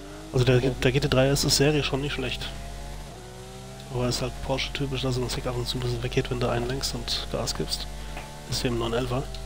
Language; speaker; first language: German; native; German